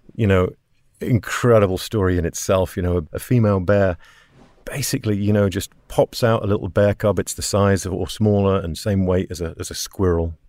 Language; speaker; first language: English; native; English